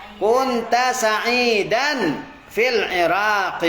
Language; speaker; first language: Arabic; non-native, fluent; Indonesian